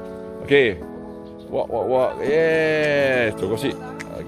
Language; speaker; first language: Chinese; non-native, learner; Thai